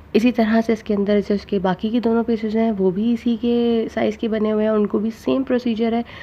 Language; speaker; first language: Urdu; non-native, local second language; Punjabi